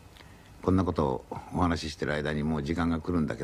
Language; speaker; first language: Japanese; native; Japanese